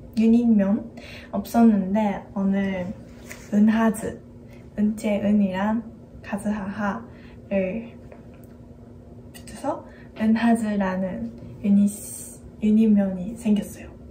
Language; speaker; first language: Korean; non-native, fluent; Japanese